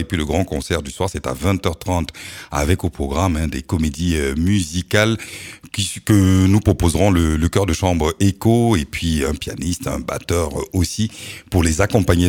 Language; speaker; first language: French; native; French